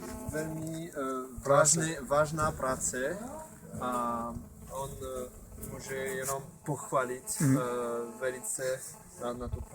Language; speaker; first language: Czech; non-native, learner; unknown